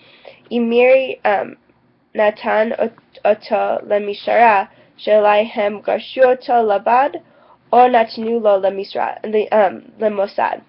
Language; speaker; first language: Hebrew; non-native, learner; English